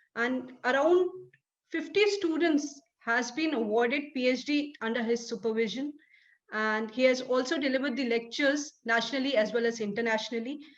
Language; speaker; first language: English; non-native, local second language; Hindi